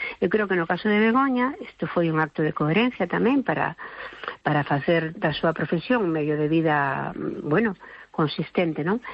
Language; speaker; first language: Galician; non-native, local second language; Spanish